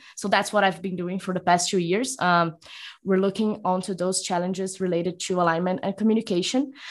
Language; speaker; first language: English; non-native, fluent; Portuguese